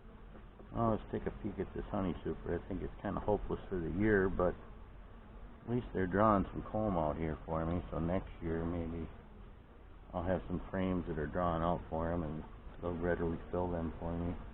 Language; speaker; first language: English; native; English